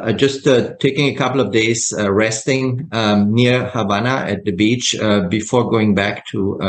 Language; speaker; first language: English; non-native, fluent; German